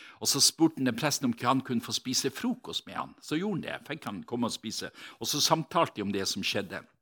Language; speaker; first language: Norwegian; native; Norwegian